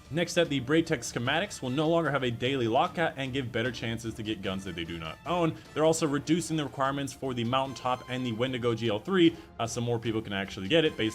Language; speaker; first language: English; native; English